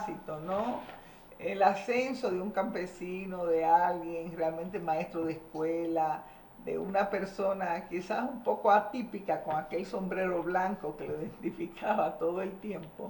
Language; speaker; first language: Spanish; native; Spanish